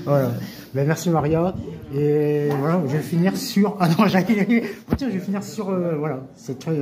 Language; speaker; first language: French; native; French